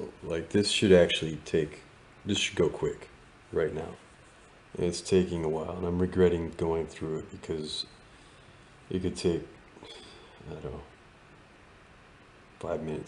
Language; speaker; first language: English; native; English